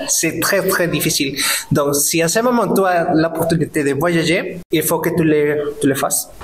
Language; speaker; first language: French; non-native, fluent; Spanish